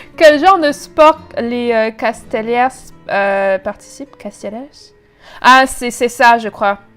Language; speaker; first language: French; native; French